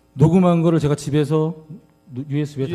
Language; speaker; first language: Korean; native; Korean